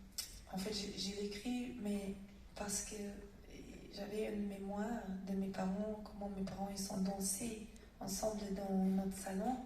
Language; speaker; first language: French; non-native, fluent; German